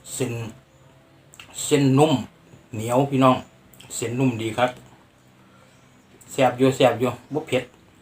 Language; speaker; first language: Thai; native; Thai